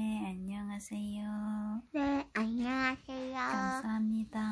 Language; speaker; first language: Korean; non-native, fluent; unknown